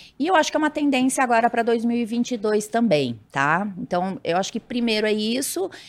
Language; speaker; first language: Portuguese; native; Portuguese